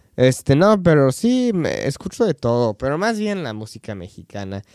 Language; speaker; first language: Spanish; non-native, fluent; English